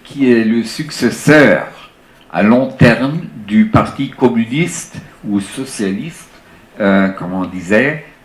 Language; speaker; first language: French; non-native, fluent; German